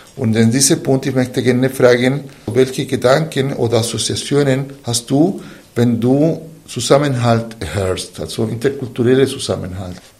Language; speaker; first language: German; non-native, fluent; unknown